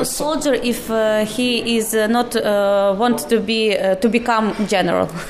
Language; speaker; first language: English; non-native, learner; Ukrainian